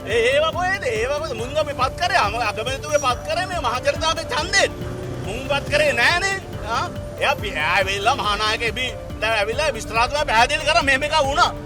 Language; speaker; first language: Sinhala; non-native, local second language; Tamil